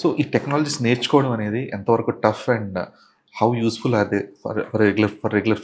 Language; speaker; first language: Telugu; native; Telugu